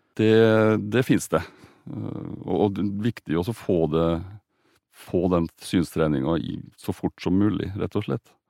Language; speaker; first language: Norwegian; native; Norwegian